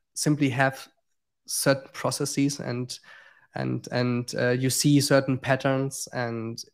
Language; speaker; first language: English; non-native, fluent; German